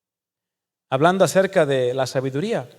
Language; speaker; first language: Spanish; native; Spanish